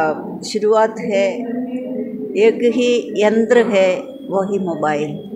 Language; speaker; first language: Hindi; non-native, local second language; Malayalam